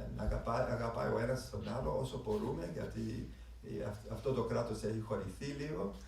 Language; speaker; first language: Greek; early bilingual, heritage; Greek